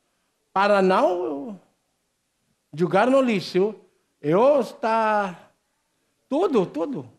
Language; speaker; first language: Portuguese; non-native, learner; Filipino